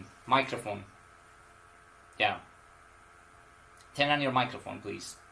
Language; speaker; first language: English; non-native, fluent; Persian